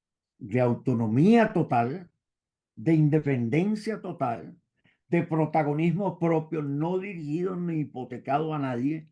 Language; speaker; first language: Spanish; native; Spanish